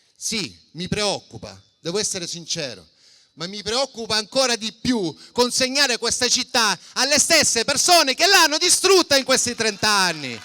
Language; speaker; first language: Italian; native; Italian